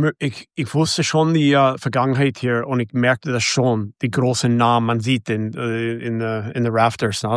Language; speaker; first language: German; non-native, fluent; English